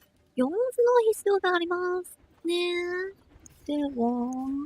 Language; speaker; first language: Japanese; non-native, learner; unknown